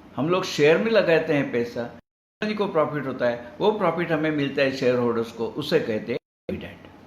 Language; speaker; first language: Hindi; non-native, local second language; Marathi